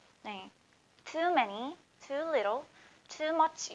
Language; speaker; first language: English; non-native, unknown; Korean